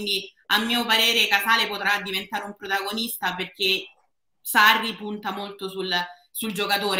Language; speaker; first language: Italian; native; Italian